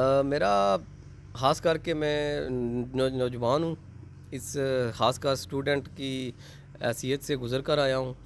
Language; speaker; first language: Urdu; non-native, local second language; Pahari-Potwari